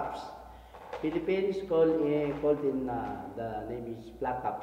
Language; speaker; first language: English; non-native, local second language; Filipino